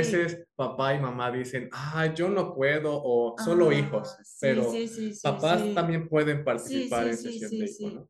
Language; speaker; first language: Spanish; native; Spanish